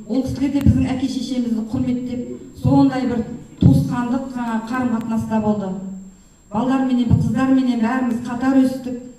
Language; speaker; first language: Kazakh; native; Kazakh